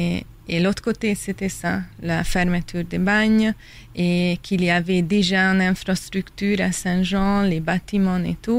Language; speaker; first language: French; non-native, fluent; Hungarian